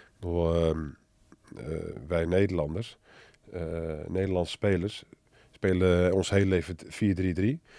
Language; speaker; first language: Dutch; early bilingual, other home language; Arabic